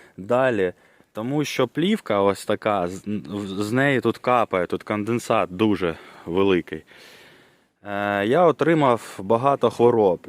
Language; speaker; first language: Ukrainian; non-native, local second language; Russian